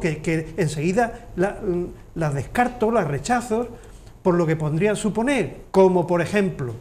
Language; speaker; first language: Spanish; native; Spanish